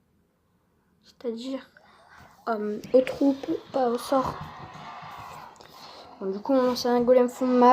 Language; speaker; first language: French; native; French